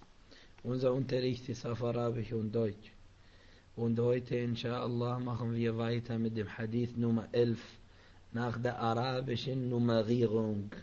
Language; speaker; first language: German; non-native, fluent; Arabic